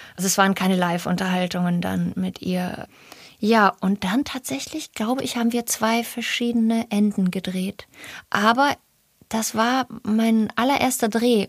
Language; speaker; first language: German; early bilingual, other home language; Russian